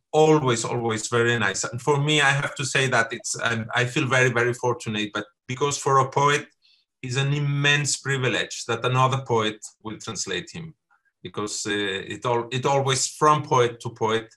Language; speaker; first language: English; non-native, fluent; Catalan